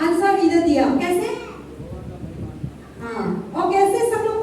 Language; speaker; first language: Hindi; non-native, local second language; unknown